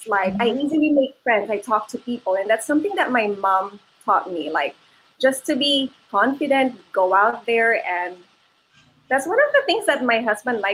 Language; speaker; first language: English; non-native, local second language; Filipino